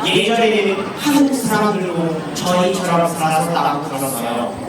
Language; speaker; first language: Korean; non-native, fluent; Lao